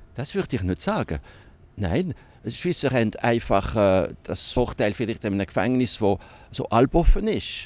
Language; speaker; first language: German; non-native, local second language; French